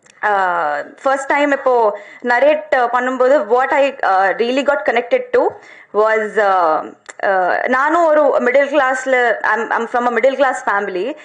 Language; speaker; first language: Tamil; non-native, learner; Telugu